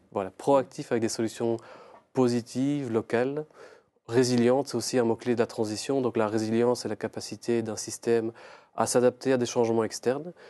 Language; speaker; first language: French; native; French